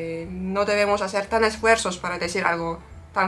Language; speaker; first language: Spanish; non-native, fluent; Turkish